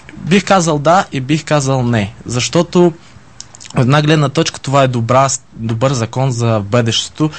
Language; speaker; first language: Bulgarian; early bilingual, heritage; Bulgarian